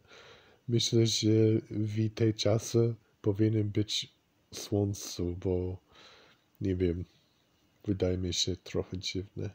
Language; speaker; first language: Polish; non-native, learner; English